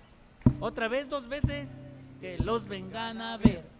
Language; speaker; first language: Spanish; native; Spanish